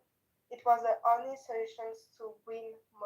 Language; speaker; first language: English; non-native, learner; French